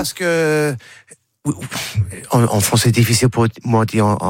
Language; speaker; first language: French; non-native, learner; English